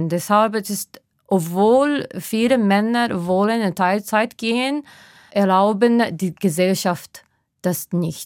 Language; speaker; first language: German; non-native, fluent; Japanese